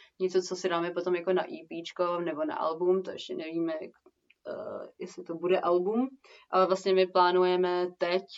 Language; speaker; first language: Czech; early bilingual, heritage; Czech